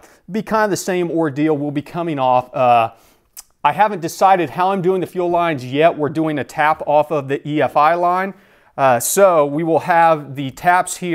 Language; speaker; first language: English; native; English